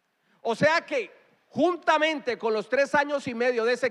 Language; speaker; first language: Spanish; native; Spanish